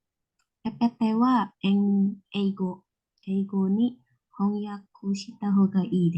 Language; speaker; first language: Japanese; non-native, learner; Indonesian